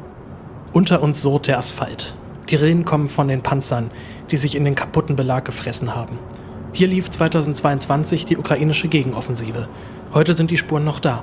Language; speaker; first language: German; native; German